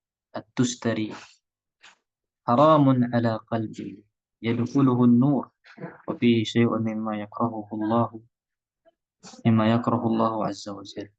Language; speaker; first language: Arabic; non-native, fluent; Indonesian